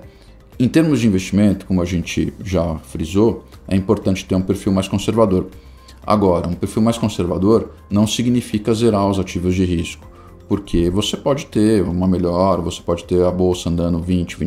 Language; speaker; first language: Portuguese; native; Portuguese